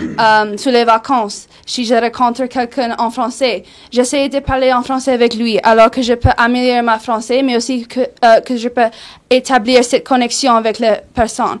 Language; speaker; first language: French; non-native, local second language; English